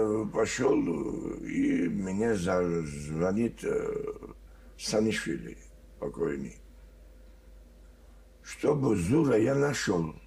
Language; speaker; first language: Russian; non-native, learner; Georgian